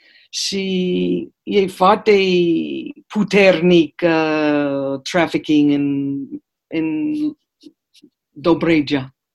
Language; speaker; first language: Romanian; non-native, learner; English